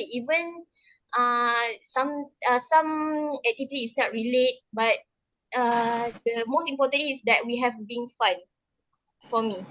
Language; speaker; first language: English; non-native, local second language; Malay